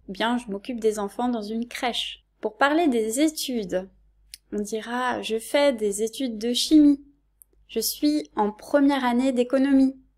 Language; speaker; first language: French; native; French